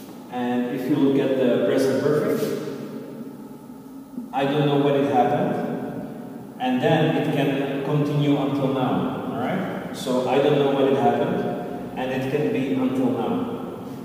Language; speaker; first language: English; non-native, fluent; Czech